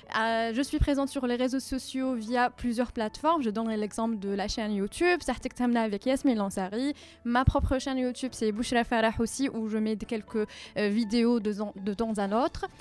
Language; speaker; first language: French; non-native, local second language; Arabic